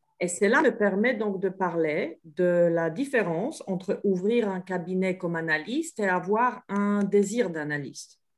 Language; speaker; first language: French; non-native, fluent; Polish